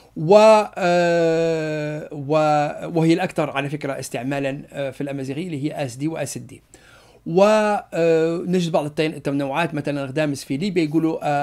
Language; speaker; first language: Arabic; non-native, local second language; Berber languages